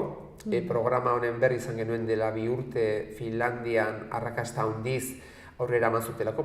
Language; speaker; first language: Basque; native; Basque